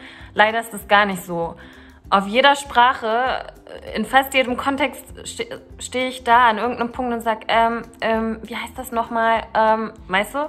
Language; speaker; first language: German; early bilingual, other home language; Turkish